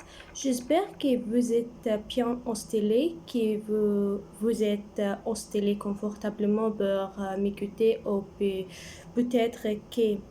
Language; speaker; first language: French; non-native, learner; Arabic